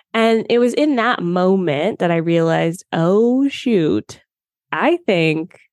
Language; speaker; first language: English; native; English